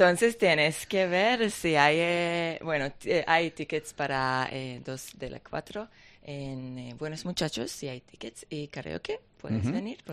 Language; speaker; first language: Spanish; non-native, learner; Hebrew